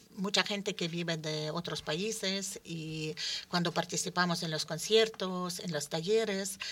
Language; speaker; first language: Spanish; non-native, fluent; Ukrainian